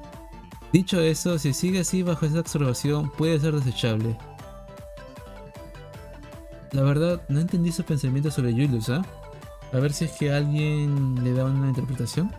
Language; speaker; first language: Spanish; native; Spanish